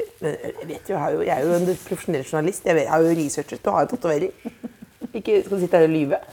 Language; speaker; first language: Norwegian; native; Norwegian